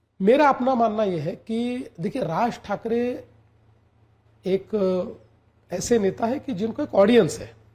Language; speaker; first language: Hindi; non-native, local second language; Marathi